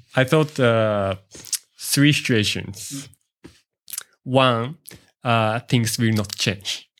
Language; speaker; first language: English; non-native, learner; Japanese